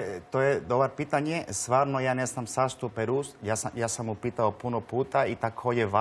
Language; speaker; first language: Serbian; non-native, learner; Spanish